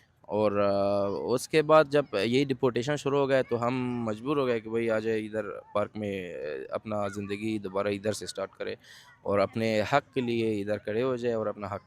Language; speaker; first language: Hindi; non-native, fluent; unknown